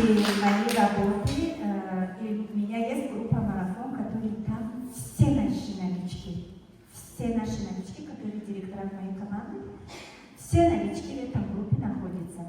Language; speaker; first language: Russian; non-native, fluent; Tajik